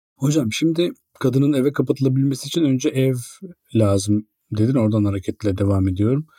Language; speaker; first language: Turkish; native; Turkish